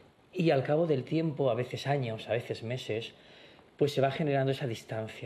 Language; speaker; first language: Spanish; native; Spanish